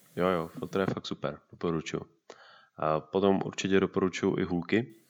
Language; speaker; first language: Czech; native; Czech